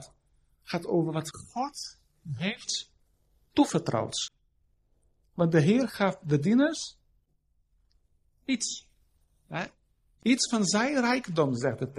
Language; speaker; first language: Dutch; non-native, fluent; Portuguese